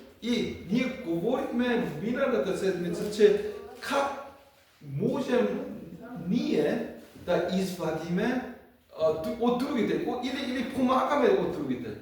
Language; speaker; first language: Bulgarian; non-native, learner; Korean